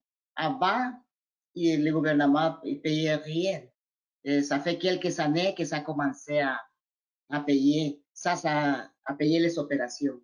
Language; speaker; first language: French; non-native, fluent; Spanish